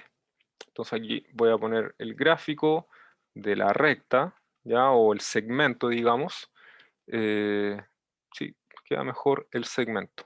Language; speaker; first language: Spanish; native; Spanish